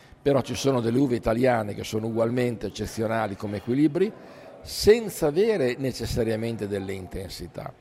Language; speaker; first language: Italian; native; Italian